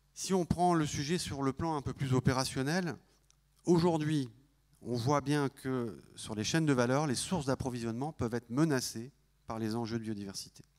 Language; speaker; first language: French; native; French